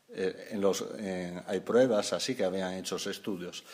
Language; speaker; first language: Spanish; non-native, fluent; Italian